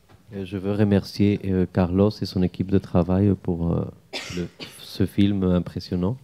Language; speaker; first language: French; non-native, fluent; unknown